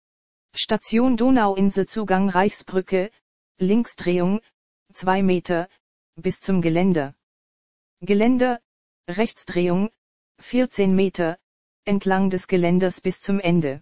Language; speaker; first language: German; native; German